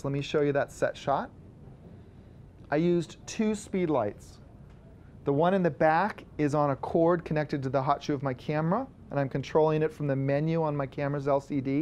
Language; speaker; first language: English; native; English